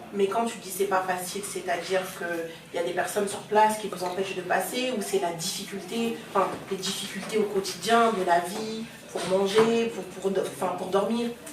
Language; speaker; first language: French; native; French